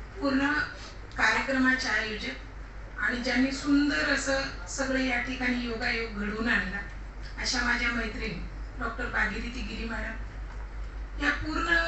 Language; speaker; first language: Marathi; non-native, local second language; Lambadi